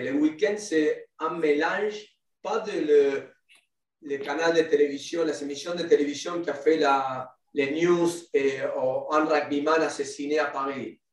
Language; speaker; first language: French; non-native, learner; Spanish